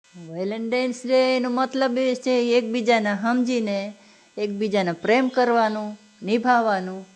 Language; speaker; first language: Gujarati; non-native, local second language; Malayalam